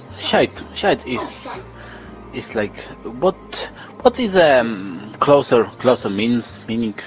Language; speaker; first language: English; non-native, learner; Polish